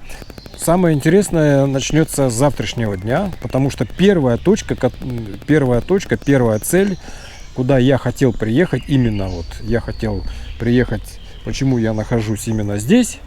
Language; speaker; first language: Russian; native; Russian